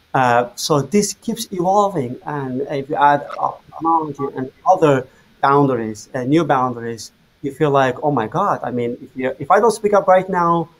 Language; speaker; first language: English; non-native, fluent; Azerbaijani